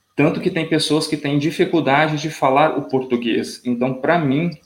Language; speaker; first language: Portuguese; native; Portuguese